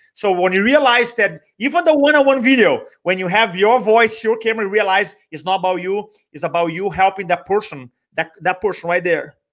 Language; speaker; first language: English; non-native, fluent; Portuguese